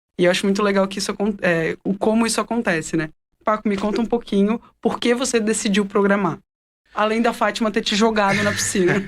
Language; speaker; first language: Portuguese; native; Portuguese